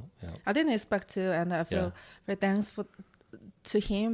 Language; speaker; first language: English; non-native, learner; Korean